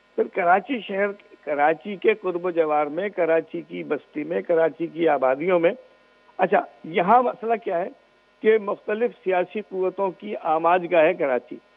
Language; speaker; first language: Urdu; non-native, local second language; Sindhi